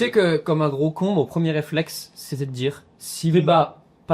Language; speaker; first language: French; native; French